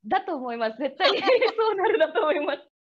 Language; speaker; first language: Japanese; non-native, learner; Indonesian